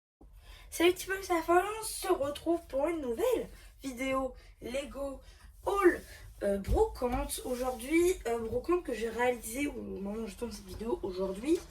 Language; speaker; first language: French; native; French